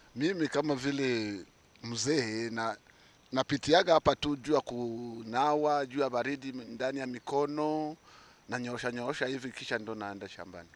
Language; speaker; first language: Swahili; native; Swahili